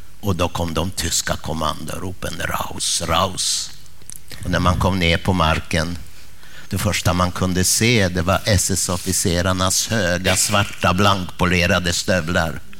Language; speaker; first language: Swedish; early bilingual, other home language; Polish